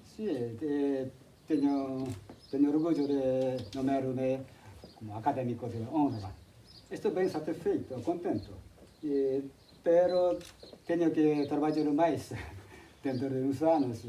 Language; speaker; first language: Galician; non-native, fluent; Japanese